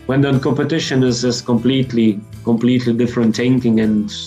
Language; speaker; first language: English; non-native, fluent; Lithuanian